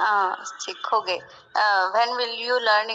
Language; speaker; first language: English; non-native, learner; Punjabi